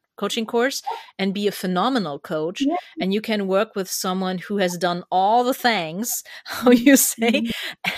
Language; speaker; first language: English; non-native, fluent; German